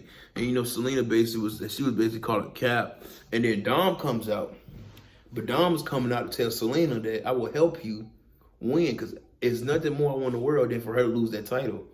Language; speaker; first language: English; native; English